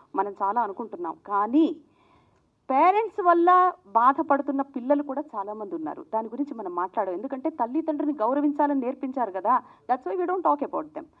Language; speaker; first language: Telugu; native; Telugu